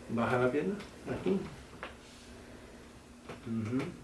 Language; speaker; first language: Spanish; non-native, learner; English